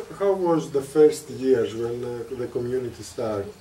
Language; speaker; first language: English; non-native, learner; Greek